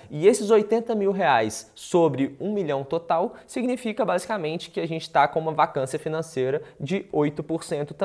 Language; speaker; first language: Portuguese; native; Portuguese